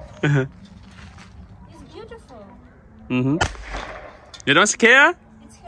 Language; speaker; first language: English; non-native, learner; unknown